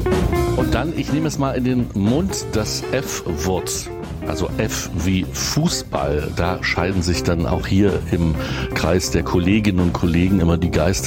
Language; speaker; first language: German; native; German